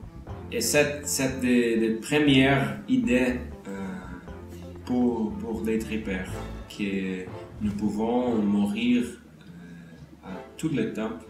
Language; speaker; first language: French; non-native, learner; Portuguese